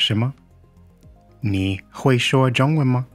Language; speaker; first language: Chinese; non-native, learner; English